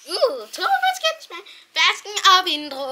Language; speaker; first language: Danish; early bilingual, other home language; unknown